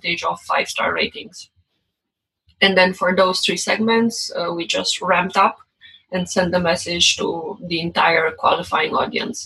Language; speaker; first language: English; non-native, fluent; Romanian